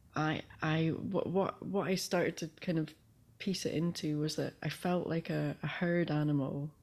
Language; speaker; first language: English; native; English